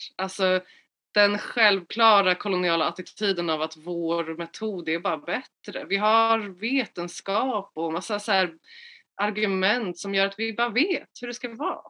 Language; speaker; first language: Swedish; native; Swedish